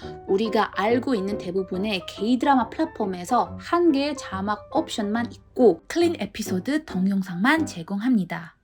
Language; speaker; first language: Korean; non-native, learner; Indonesian